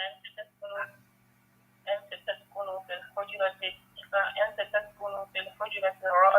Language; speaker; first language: Arabic; non-native, learner; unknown